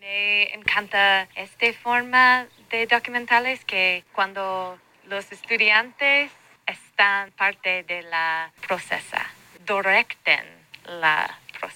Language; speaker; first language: Spanish; non-native, learner; English